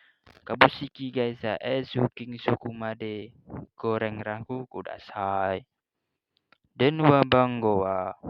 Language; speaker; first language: Japanese; non-native, learner; Indonesian